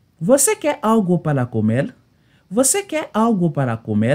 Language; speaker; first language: Portuguese; non-native, learner; Haitian Creole